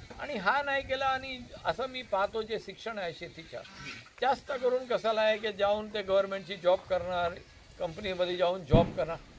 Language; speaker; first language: Marathi; non-native, local second language; Gujarati